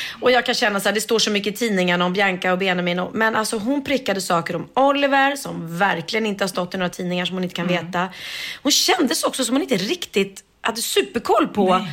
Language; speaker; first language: Swedish; native; Swedish